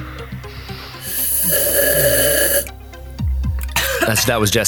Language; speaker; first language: English; native; English